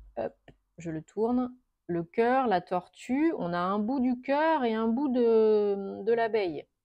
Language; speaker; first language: French; native; French